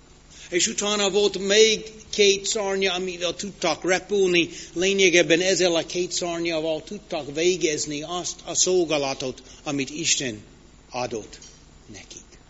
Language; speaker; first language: Hungarian; non-native, fluent; English